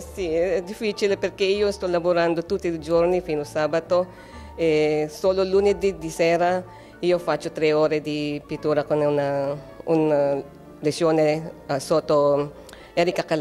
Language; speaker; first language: Italian; non-native, learner; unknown